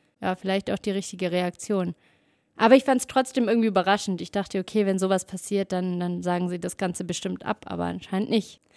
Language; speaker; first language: German; native; German